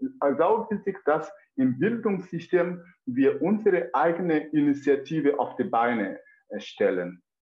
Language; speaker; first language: German; non-native, fluent; Mossi